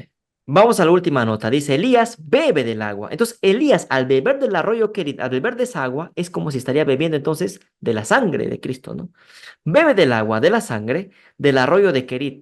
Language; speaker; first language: Spanish; native; Spanish